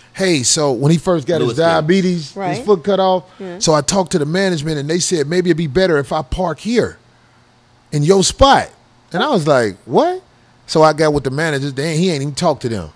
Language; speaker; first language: English; native; English